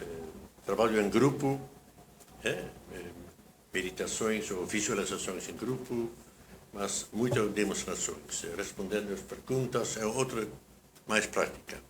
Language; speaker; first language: Portuguese; non-native, fluent; Dutch